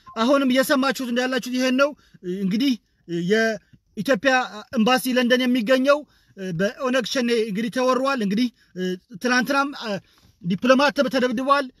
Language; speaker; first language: Amharic; non-native, local second language; Tigrinya